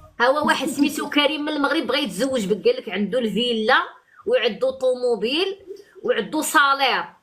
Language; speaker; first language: Arabic; native; Arabic